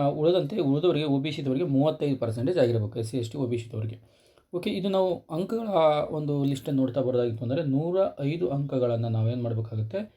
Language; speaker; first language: Kannada; native; Kannada